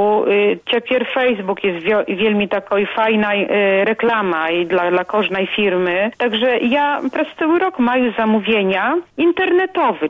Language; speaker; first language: Polish; non-native, local second language; Belarusian